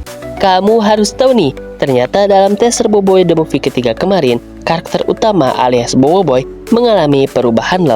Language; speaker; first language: Indonesian; native; Indonesian